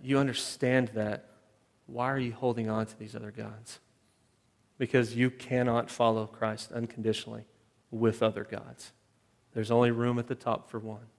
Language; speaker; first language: English; native; English